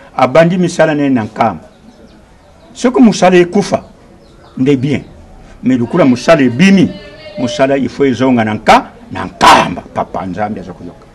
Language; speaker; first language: Lingala; non-native, local second language; Kongo